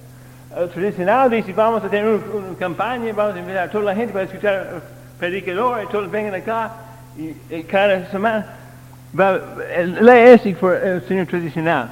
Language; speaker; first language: Spanish; non-native, learner; English